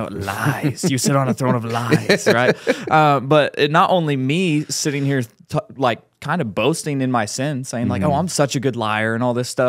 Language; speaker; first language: English; native; English